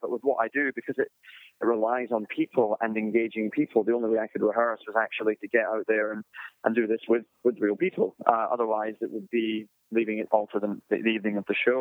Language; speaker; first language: English; native; English